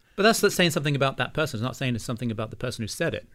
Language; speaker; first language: English; native; English